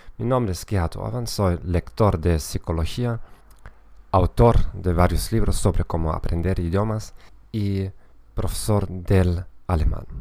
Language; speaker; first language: Spanish; non-native, fluent; German